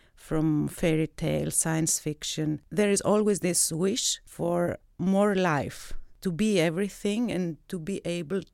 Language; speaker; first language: English; non-native, fluent; Greek